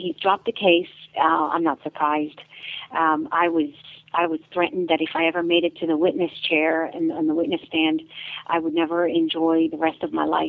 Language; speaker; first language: English; native; English